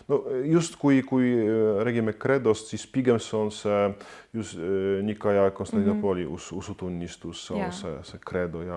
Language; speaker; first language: Estonian; non-native, fluent; Polish